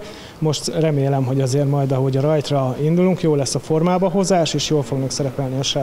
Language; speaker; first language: Hungarian; native; Hungarian